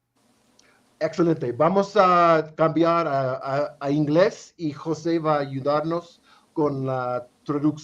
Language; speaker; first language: Spanish; non-native, fluent; English